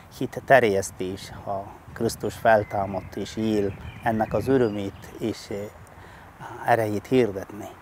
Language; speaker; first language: Hungarian; non-native, fluent; Malayalam